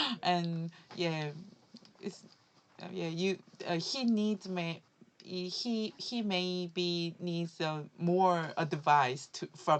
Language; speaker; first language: English; non-native, learner; Korean